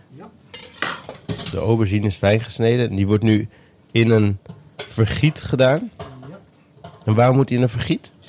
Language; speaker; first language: Dutch; native; Dutch